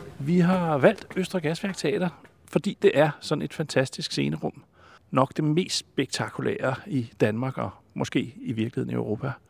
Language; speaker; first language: Danish; native; Danish